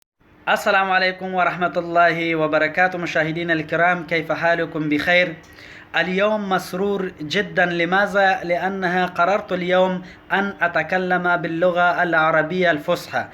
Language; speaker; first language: Arabic; non-native, learner; Pashto